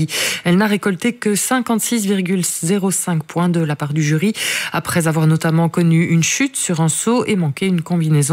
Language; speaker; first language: French; native; French